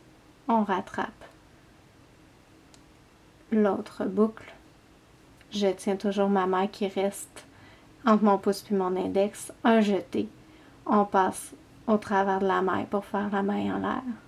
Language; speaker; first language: French; native; French